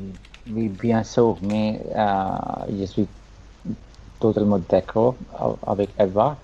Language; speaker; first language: French; non-native, learner; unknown